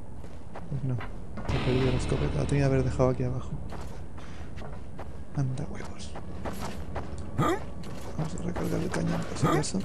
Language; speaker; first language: Spanish; native; Spanish